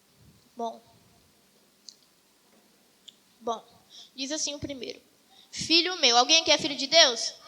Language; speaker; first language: Portuguese; native; Portuguese